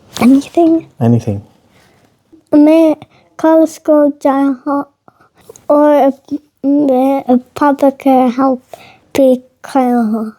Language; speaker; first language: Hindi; early bilingual, heritage; Hindi